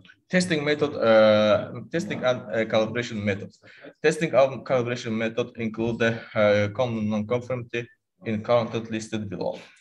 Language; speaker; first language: English; non-native, learner; Azerbaijani